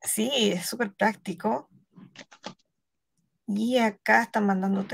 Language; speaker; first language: Spanish; native; Spanish